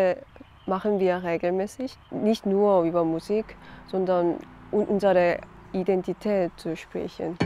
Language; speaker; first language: German; non-native, learner; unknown